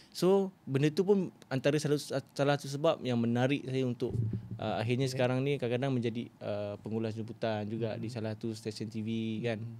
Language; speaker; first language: Malay; native; Malay